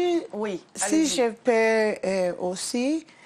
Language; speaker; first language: French; non-native, learner; English